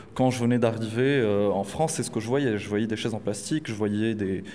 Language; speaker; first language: French; non-native, local second language; Arabic